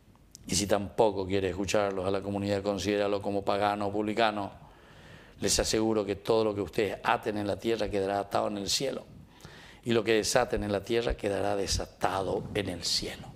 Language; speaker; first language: Spanish; native; Spanish